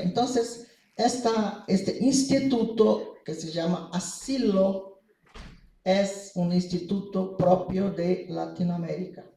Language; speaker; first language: Spanish; non-native, fluent; Portuguese